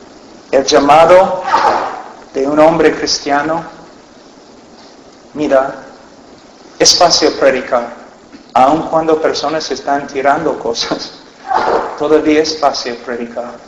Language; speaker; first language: Spanish; non-native, fluent; English